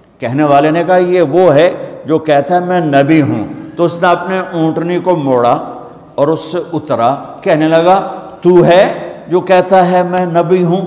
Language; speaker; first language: Urdu; non-native, local second language; Punjabi